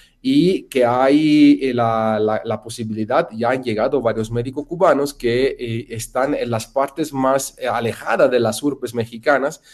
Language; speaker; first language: Spanish; non-native, fluent; Italian